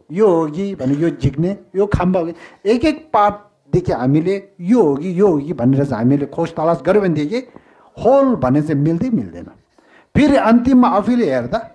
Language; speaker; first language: Nepali; non-native, local second language; Tibetan